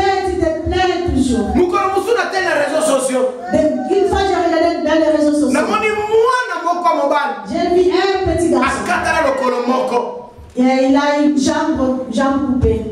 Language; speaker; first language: French; non-native, local second language; Lingala